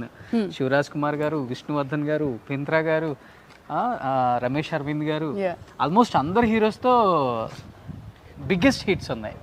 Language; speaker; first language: Telugu; native; Telugu